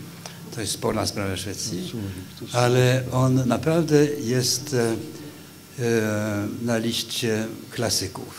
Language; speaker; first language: Polish; non-native, fluent; Swedish